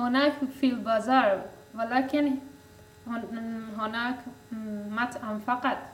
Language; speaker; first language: Arabic; non-native, learner; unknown